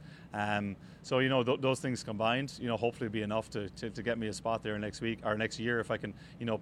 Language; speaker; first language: English; native; English